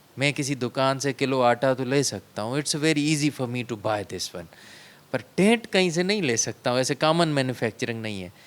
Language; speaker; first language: Urdu; non-native, local second language; Sindhi